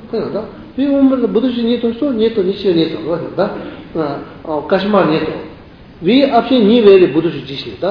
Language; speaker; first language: Russian; non-native, learner; Tibetan